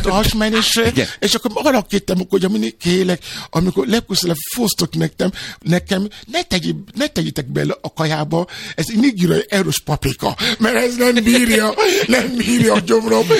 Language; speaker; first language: Hungarian; non-native, fluent; Yoruba